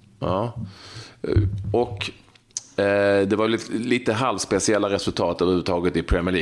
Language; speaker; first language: Swedish; native; Swedish